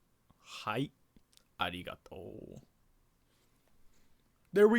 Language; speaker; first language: Japanese; non-native, fluent; English